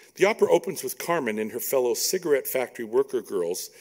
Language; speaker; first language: English; native; English